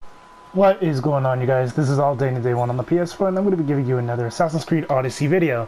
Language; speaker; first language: English; native; English